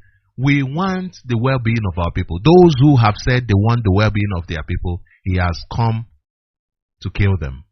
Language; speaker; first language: English; non-native, local second language; Igbo